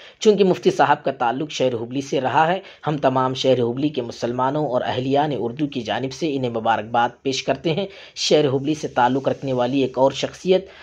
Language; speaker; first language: Urdu; native; Urdu